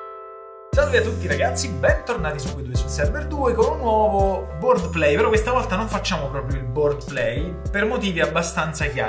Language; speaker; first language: Italian; native; Italian